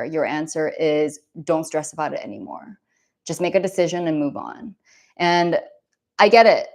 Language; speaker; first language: English; native; English